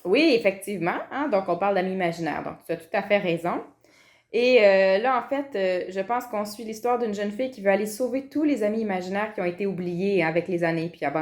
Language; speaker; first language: French; native; French